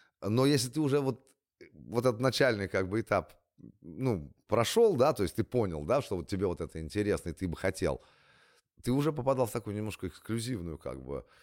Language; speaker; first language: Russian; native; Russian